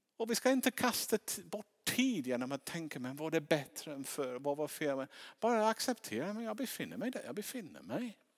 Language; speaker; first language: Swedish; non-native, fluent; English